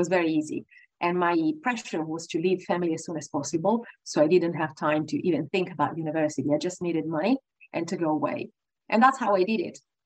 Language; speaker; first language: English; non-native, fluent; Italian